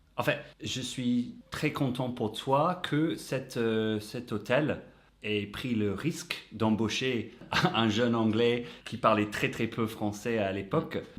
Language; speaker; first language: French; non-native, fluent; English